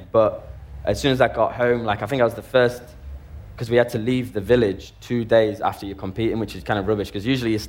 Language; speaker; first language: English; native; English